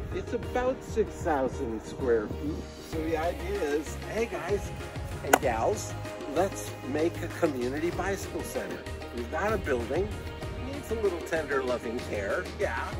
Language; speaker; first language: English; native; English